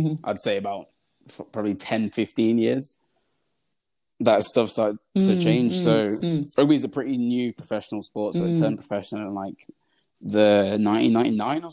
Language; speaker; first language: English; native; English